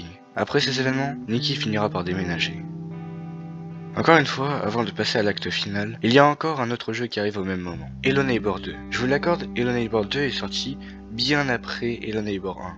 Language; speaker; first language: French; native; French